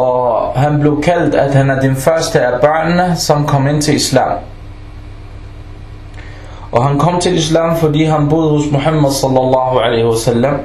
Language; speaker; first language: Danish; non-native, local second language; Arabic